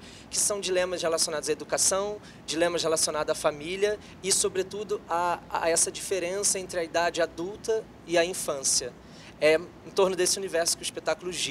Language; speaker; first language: Portuguese; native; Portuguese